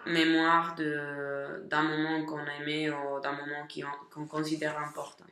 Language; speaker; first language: French; non-native, learner; Catalan